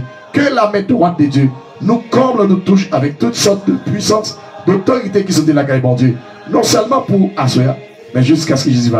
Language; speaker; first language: French; non-native, local second language; Haitian Creole